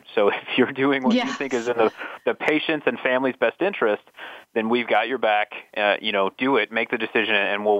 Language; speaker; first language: English; native; English